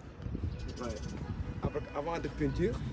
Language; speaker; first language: French; non-native, local second language; Wolof